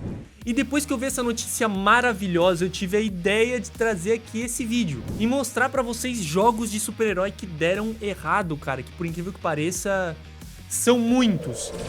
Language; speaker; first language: Portuguese; native; Portuguese